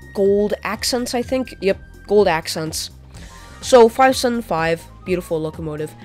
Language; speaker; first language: English; native; English